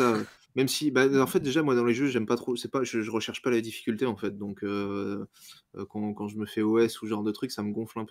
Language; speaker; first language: French; native; French